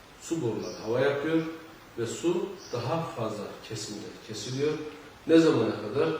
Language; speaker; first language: Turkish; native; Turkish